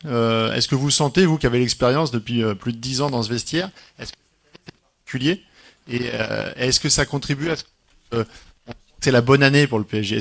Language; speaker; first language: French; native; French